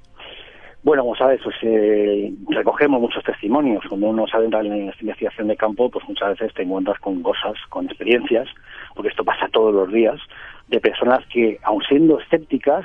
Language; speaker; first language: Spanish; native; Spanish